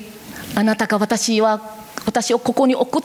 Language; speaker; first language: Japanese; non-native, learner; Korean